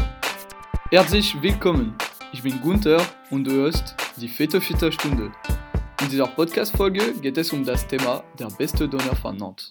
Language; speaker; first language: German; non-native, learner; French